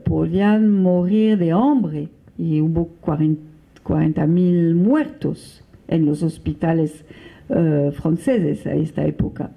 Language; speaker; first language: Spanish; non-native, fluent; French